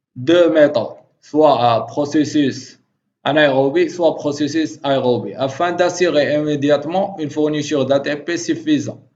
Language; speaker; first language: French; non-native, local second language; Arabic